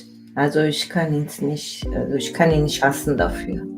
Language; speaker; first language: German; early bilingual, other home language; Turkish